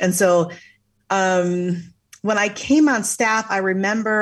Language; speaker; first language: English; native; English